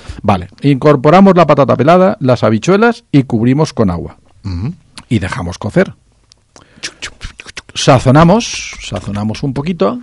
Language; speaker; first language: Spanish; native; Spanish